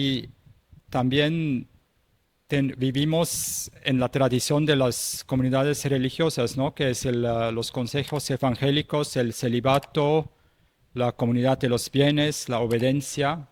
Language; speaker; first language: Spanish; non-native, fluent; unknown